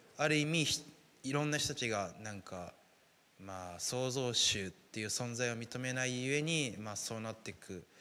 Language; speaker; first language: Japanese; native; Japanese